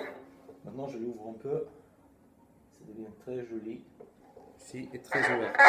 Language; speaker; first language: French; non-native, fluent; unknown